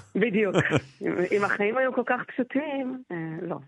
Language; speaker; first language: Hebrew; non-native, fluent; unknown